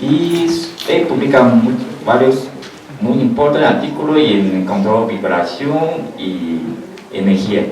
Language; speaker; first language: Spanish; non-native, learner; Chinese